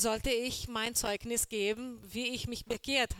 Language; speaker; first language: German; non-native, learner; Portuguese